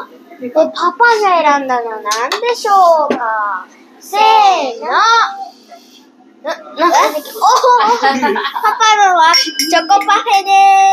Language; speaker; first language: Japanese; early bilingual, heritage; Japanese